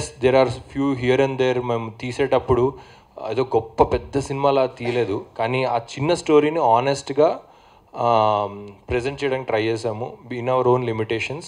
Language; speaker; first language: Telugu; native; Telugu